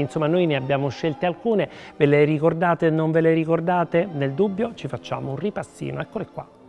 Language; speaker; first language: Italian; native; Italian